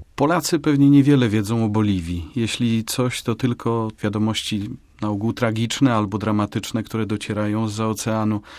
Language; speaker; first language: Polish; native; Polish